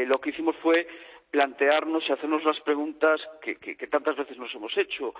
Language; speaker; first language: Spanish; native; Spanish